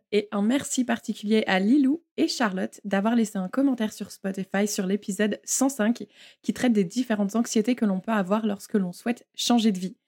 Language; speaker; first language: French; native; French